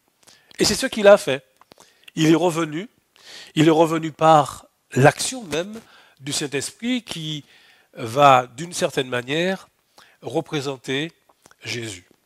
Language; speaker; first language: French; native; French